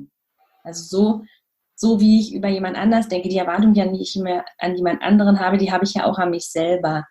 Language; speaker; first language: German; native; German